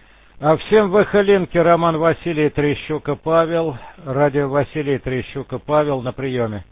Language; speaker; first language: Russian; native; Russian